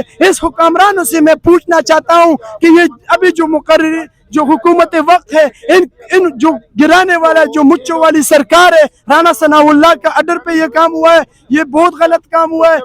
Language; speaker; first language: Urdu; non-native, local second language; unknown